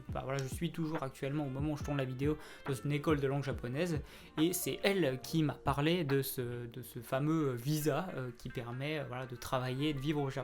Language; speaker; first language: French; native; French